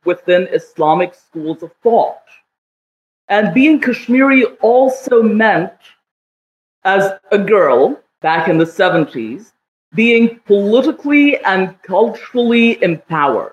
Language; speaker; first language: English; non-native, local second language; Kashmiri